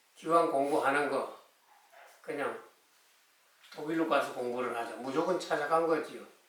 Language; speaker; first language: Korean; native; Korean